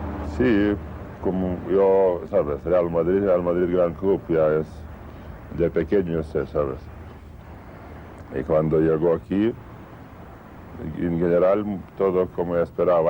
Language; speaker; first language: Spanish; non-native, learner; Lithuanian